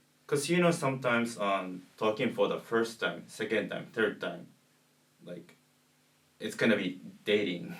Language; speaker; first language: English; non-native, learner; Japanese